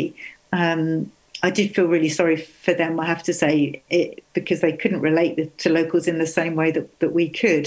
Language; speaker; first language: English; native; English